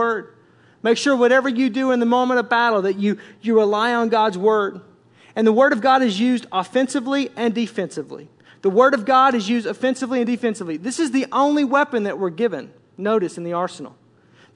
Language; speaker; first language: English; native; English